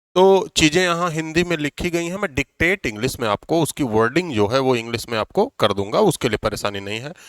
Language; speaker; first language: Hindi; native; Hindi